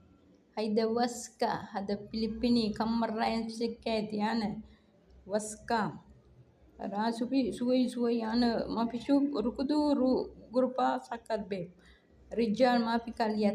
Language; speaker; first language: Arabic; non-native, learner; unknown